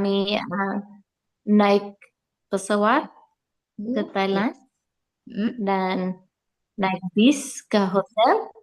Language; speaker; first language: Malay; non-native, learner; English